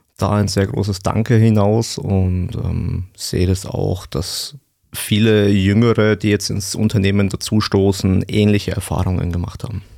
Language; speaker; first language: German; native; German